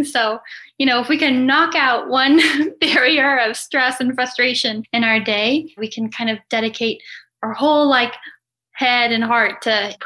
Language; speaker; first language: English; native; English